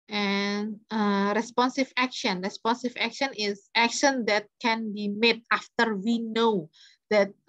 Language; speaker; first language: English; non-native, learner; Indonesian